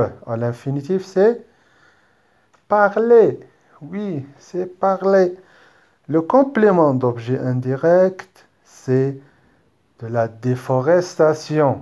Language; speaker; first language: French; non-native, local second language; Arabic